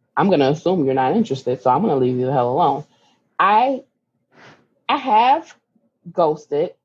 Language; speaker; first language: English; native; English